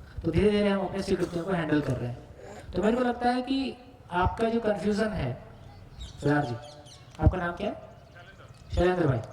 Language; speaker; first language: Hindi; native; Hindi